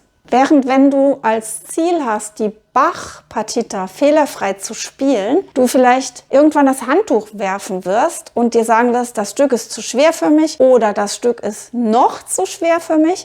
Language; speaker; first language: German; native; German